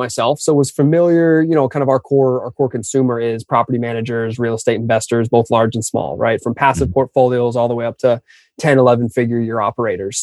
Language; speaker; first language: English; native; English